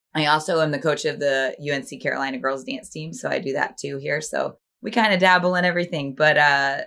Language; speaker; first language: English; native; English